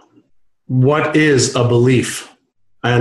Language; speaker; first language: English; non-native, fluent; Hebrew